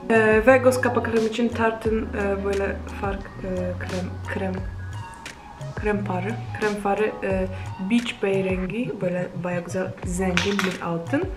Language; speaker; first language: Turkish; non-native, fluent; Polish